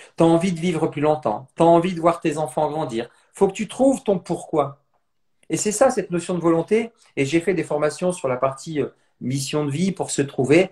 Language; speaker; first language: French; native; French